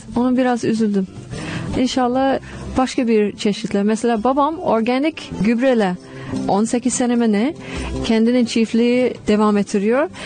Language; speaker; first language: Turkish; non-native, fluent; English